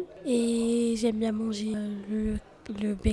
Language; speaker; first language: French; early bilingual, other home language; Comorian